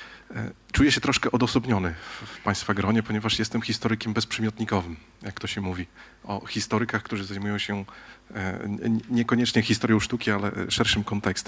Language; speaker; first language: Polish; native; Polish